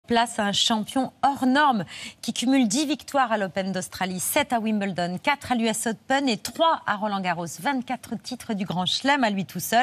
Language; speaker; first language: French; native; French